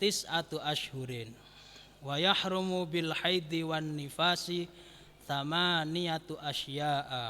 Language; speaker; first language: Arabic; non-native, fluent; Javanese